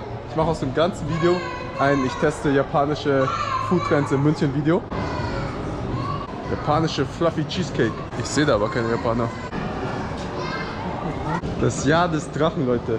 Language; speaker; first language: German; native; German